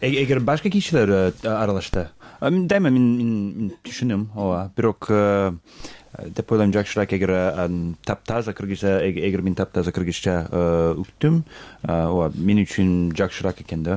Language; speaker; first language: Kyrgyz; non-native, learner; English